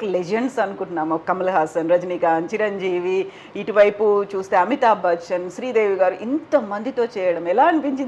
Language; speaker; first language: Telugu; native; Telugu